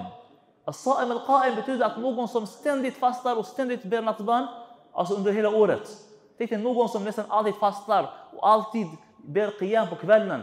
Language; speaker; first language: Swedish; non-native, fluent; Arabic